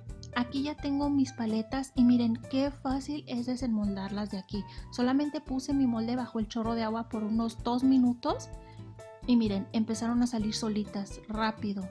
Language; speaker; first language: Spanish; native; Spanish